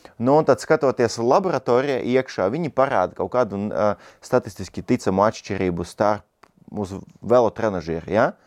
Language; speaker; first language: Latvian; non-native, local second language; Russian